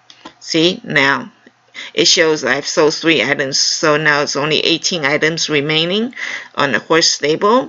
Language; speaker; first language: English; non-native, fluent; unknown